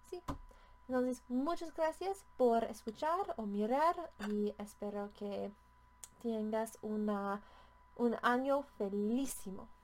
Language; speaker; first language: Spanish; non-native, learner; English